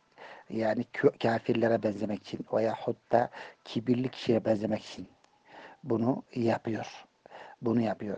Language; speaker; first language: Turkish; native; Turkish